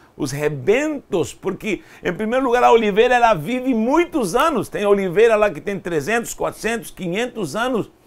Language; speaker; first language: Portuguese; non-native, fluent; Spanish